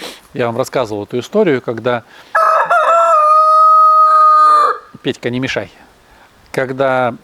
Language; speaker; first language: Russian; native; Russian